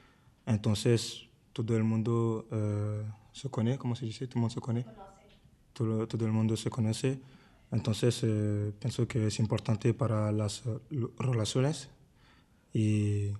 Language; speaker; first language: Spanish; non-native, learner; French